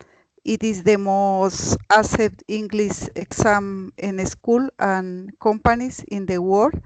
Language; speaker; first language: English; non-native, learner; Spanish